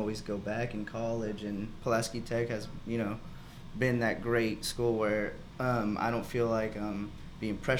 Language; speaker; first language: English; non-native, fluent; Spanish